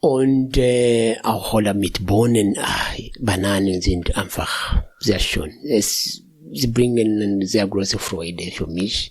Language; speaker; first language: German; non-native, fluent; Swahili